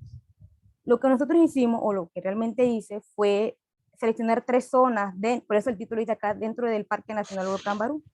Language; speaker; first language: Spanish; native; Spanish